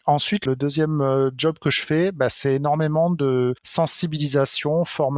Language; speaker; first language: French; native; French